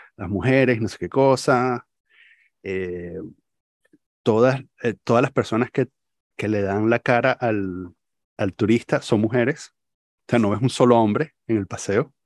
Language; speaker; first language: Spanish; native; Spanish